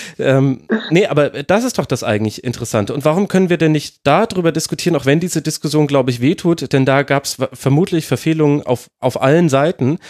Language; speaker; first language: German; native; German